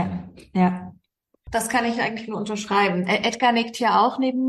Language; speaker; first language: German; native; German